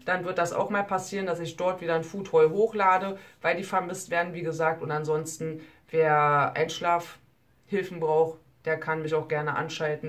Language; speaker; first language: German; native; German